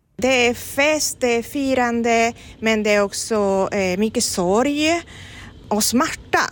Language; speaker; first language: Swedish; non-native, fluent; Spanish